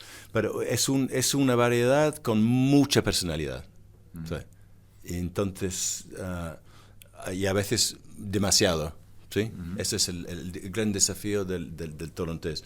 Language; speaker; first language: Spanish; non-native, fluent; English